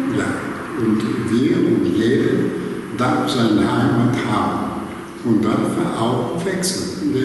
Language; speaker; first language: German; non-native, learner; Greek